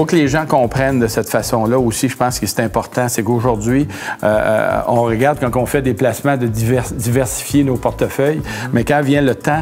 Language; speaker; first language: French; native; French